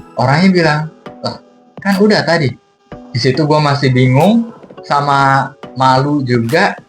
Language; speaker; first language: Indonesian; non-native, fluent; English